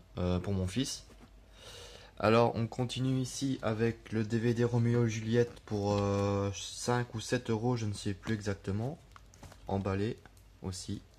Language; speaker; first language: French; native; French